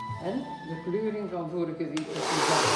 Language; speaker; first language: Dutch; native; Dutch